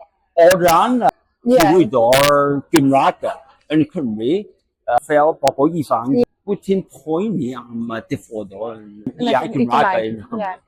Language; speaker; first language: Welsh; non-native, learner; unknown